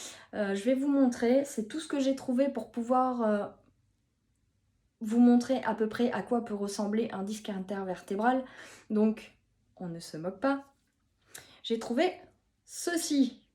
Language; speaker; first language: French; native; French